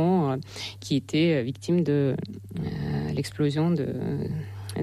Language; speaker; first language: French; non-native, fluent; Russian